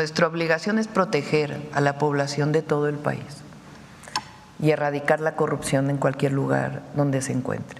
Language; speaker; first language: Spanish; native; Spanish